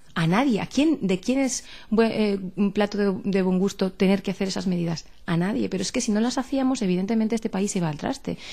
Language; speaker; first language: Spanish; native; Spanish